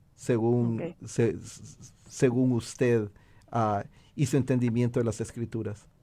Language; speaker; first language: Spanish; native; Spanish